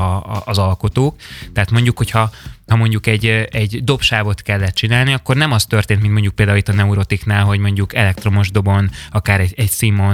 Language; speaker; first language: Hungarian; native; Hungarian